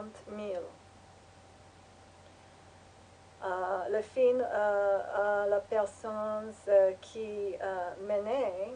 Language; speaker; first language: French; non-native, learner; English